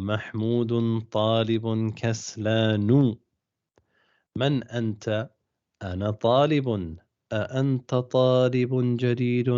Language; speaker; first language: Arabic; non-native, fluent; English